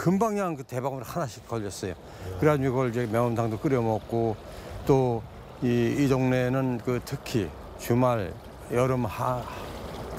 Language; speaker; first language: Korean; native; Korean